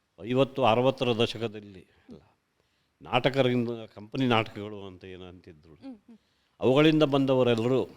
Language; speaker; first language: Kannada; non-native, local second language; Konkani